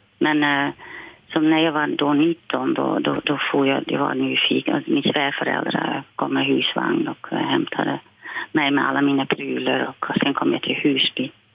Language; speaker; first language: Swedish; non-native, fluent; Dutch